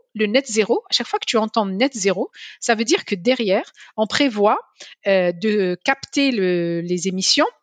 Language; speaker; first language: French; non-native, local second language; Arabic